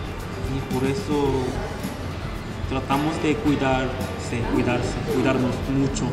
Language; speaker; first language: Spanish; non-native, fluent; Korean